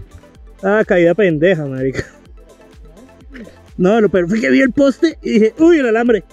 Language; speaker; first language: Spanish; native; Spanish